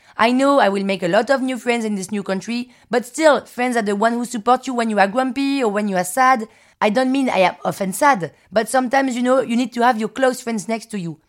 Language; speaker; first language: English; early bilingual, other home language; French